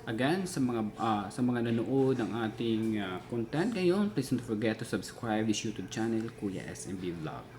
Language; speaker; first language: Filipino; native; Filipino